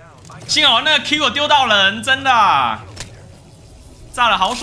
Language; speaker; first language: Chinese; native; Chinese